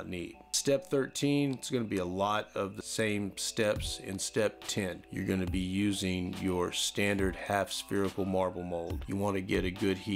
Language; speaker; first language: English; native; English